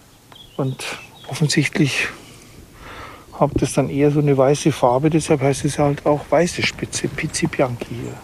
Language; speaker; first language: German; native; German